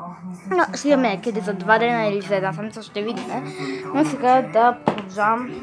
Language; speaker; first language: Bulgarian; early bilingual, heritage; Bulgarian